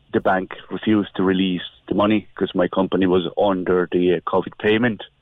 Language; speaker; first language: English; non-native, fluent; Spanish